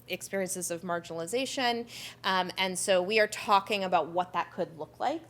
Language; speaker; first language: English; native; English